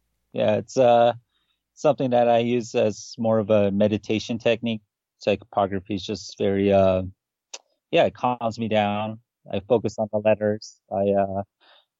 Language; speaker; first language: English; native; English